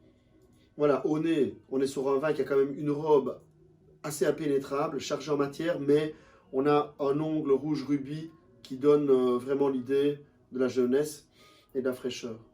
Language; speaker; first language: French; native; French